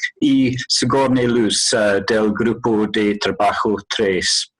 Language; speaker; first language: Spanish; non-native, fluent; English